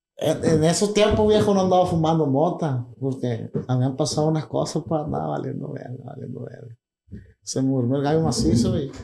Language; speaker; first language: Spanish; early bilingual, other home language; English